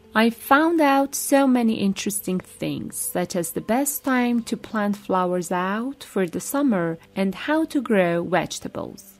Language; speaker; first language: English; non-native, fluent; Persian